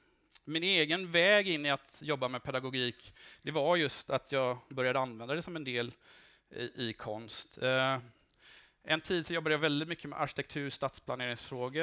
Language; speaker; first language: Swedish; native; Swedish